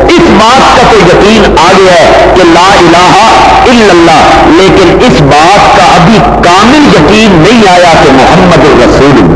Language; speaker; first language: Urdu; native; Urdu